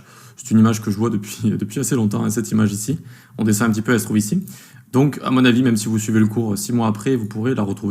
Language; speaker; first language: French; native; French